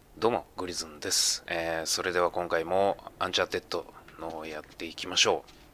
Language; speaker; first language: Japanese; early bilingual, heritage; Japanese